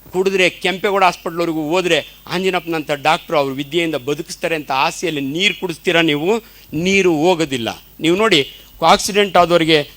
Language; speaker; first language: Kannada; native; Kannada